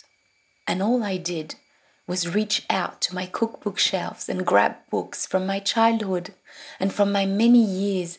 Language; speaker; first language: English; non-native, fluent; French